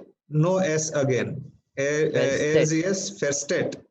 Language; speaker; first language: German; non-native, fluent; Hindi